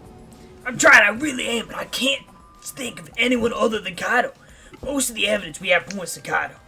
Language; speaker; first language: English; native; English